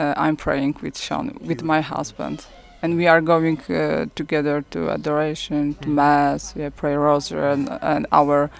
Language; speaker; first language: English; non-native, learner; Polish